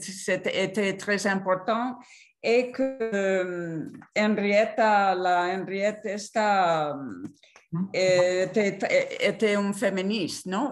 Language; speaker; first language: French; non-native, fluent; Spanish